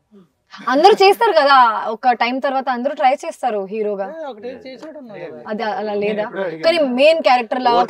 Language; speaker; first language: Telugu; non-native, local second language; Hindi